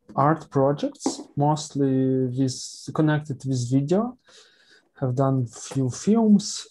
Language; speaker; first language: English; non-native, learner; Ukrainian